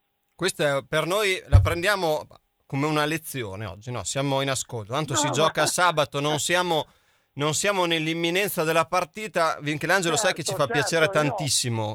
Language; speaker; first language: Italian; native; Italian